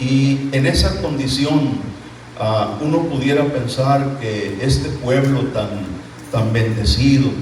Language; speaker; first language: Spanish; native; Spanish